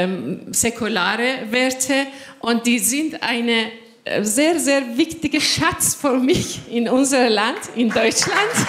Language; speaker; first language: German; non-native, fluent; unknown